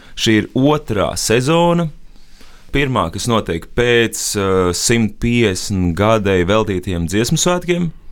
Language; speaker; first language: Latvian; native; Latvian